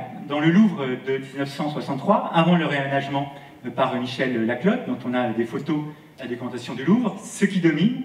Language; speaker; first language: French; native; French